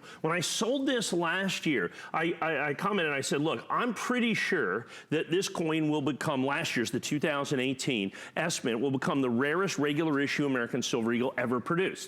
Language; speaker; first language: English; native; English